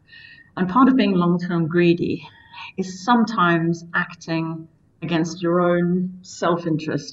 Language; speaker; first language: English; native; English